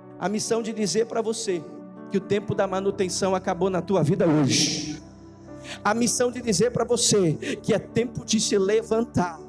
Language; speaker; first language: Portuguese; native; Portuguese